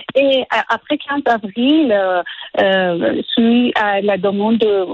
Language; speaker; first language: French; non-native, learner; Persian